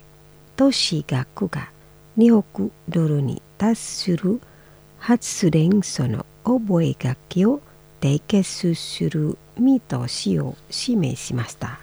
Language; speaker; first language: Japanese; non-native, fluent; Indonesian